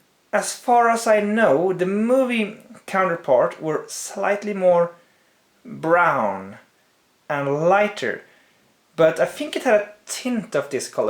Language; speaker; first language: English; non-native, fluent; Swedish